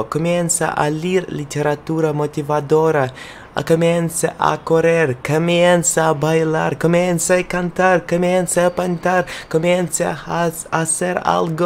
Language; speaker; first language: Spanish; non-native, learner; Russian